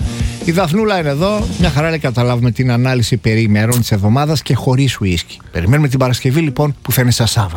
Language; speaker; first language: Greek; native; Greek